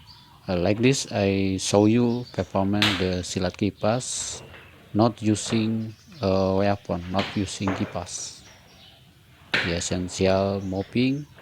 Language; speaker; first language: English; non-native, learner; Indonesian